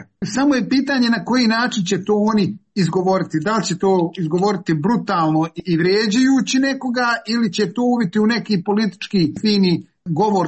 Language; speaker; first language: Serbian; native; Serbian